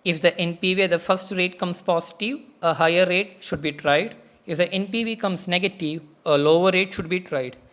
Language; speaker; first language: English; non-native, local second language; Malayalam